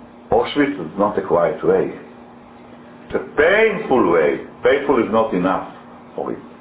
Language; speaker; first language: English; non-native, fluent; Hebrew